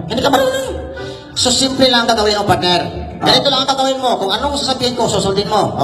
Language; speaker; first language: Filipino; non-native, local second language; Hiligaynon